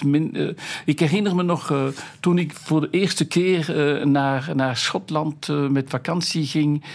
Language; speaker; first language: Dutch; non-native, fluent; French